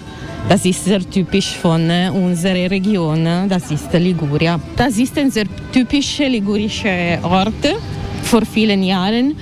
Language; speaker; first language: German; non-native, learner; Italian